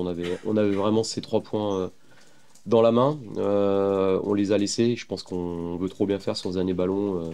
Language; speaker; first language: French; native; French